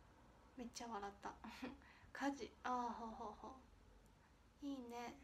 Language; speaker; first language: Japanese; non-native, fluent; Chinese